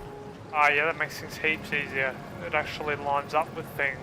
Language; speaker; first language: English; native; English